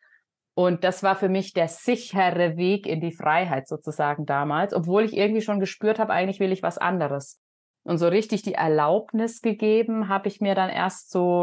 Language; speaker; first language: German; native; German